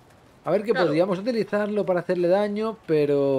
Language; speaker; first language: Spanish; native; Spanish